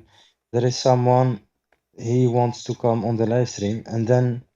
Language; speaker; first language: English; non-native, fluent; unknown